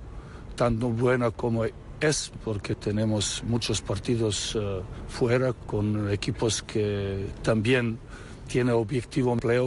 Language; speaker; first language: Spanish; non-native, learner; Serbian